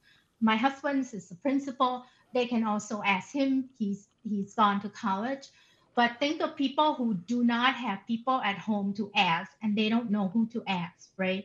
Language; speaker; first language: English; non-native, fluent; Thai